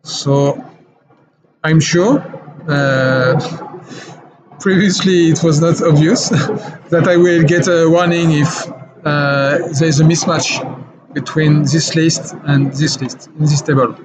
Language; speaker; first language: English; non-native, fluent; French